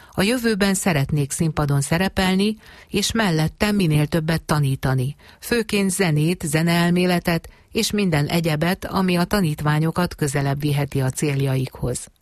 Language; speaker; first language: Hungarian; native; Hungarian